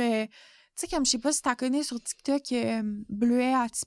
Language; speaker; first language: French; native; French